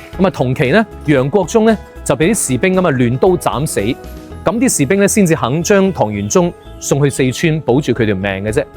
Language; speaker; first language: Cantonese; native; Cantonese